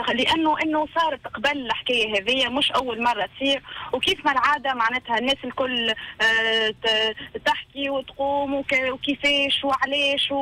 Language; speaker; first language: Arabic; native; Arabic